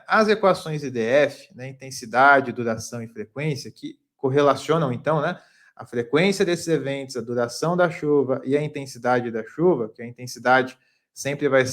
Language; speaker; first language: Portuguese; native; Portuguese